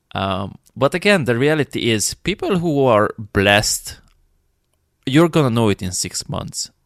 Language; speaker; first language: English; non-native, fluent; Romanian